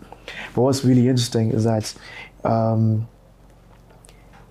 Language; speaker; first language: English; non-native, local second language; Shona